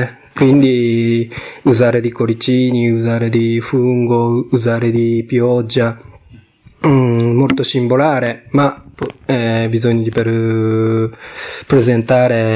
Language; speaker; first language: Italian; non-native, learner; Japanese